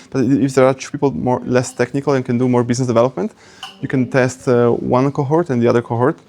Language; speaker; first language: English; non-native, fluent; Italian